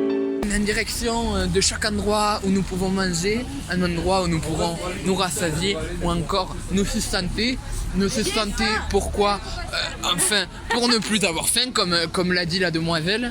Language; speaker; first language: French; native; French